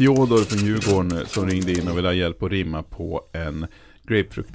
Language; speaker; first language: Swedish; native; Swedish